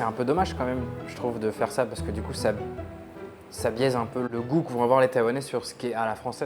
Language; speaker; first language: French; native; French